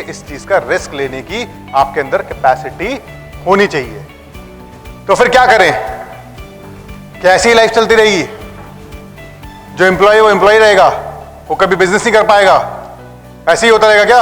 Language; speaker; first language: Hindi; native; Hindi